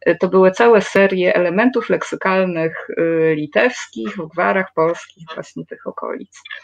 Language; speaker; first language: Polish; native; Polish